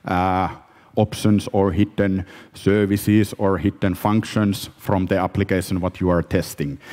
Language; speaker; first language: English; non-native, fluent; Finnish